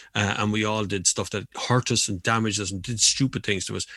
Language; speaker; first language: English; native; English